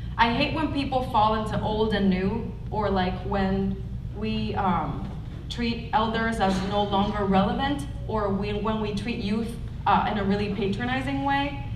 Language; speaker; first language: English; non-native, fluent; Spanish